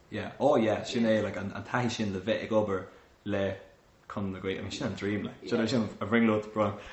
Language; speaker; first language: Irish; non-native, local second language; English